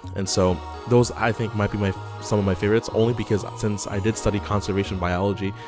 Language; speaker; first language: English; native; English